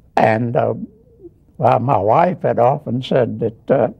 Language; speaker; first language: English; native; English